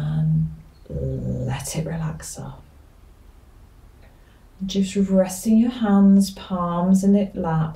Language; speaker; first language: English; native; English